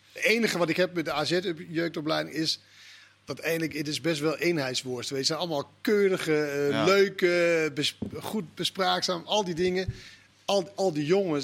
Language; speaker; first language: Dutch; non-native, fluent; Danish